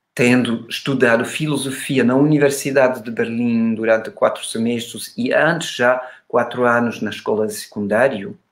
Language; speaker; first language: Portuguese; non-native, fluent; German